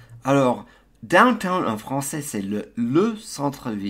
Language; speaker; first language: French; non-native, fluent; English